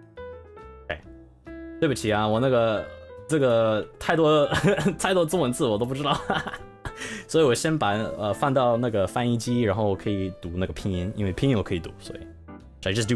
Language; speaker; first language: Chinese; non-native, learner; English